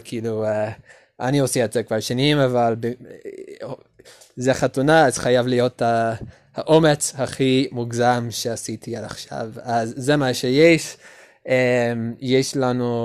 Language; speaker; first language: Hebrew; non-native, learner; English